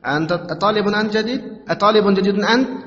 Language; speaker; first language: Arabic; non-native, fluent; Uzbek